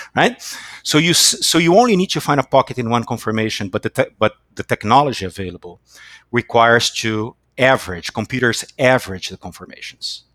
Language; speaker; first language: English; non-native, fluent; Portuguese